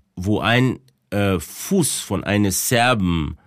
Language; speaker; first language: German; non-native, fluent; Bosnian